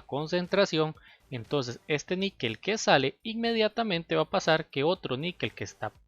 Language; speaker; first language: Spanish; native; Spanish